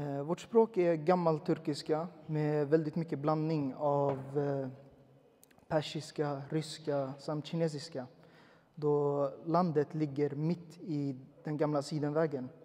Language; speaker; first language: Swedish; early bilingual, other home language; Uyghur